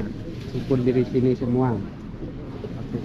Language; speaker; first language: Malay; non-native, local second language; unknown